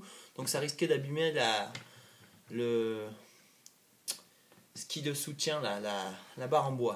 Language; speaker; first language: French; native; French